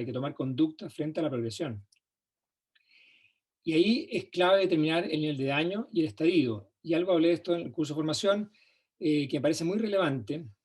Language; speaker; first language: Spanish; native; Spanish